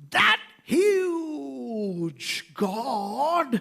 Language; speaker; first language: English; non-native, local second language; Sinhala